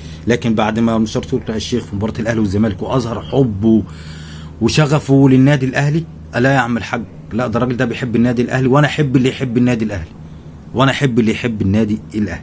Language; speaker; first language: Arabic; native; Arabic